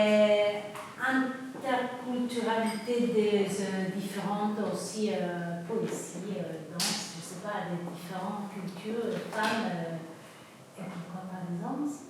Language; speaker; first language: French; non-native, fluent; Spanish